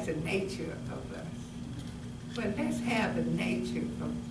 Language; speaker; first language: English; native; English